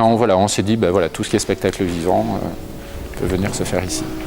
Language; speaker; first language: French; native; French